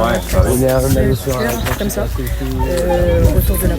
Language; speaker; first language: French; native; French